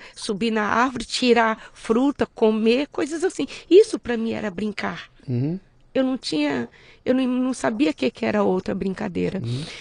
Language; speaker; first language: Portuguese; native; Portuguese